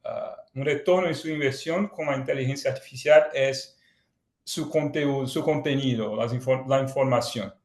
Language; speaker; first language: Spanish; non-native, fluent; Portuguese